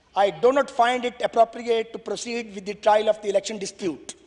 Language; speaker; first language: English; non-native, local second language; Urdu